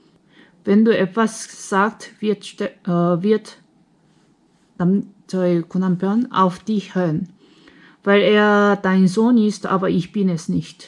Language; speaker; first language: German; non-native, fluent; Korean